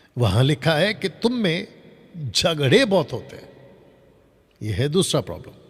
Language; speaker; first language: Hindi; non-native, local second language; Telugu